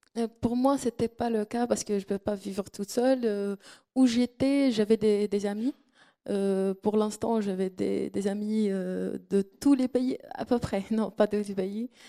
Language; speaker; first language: French; non-native, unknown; Arabic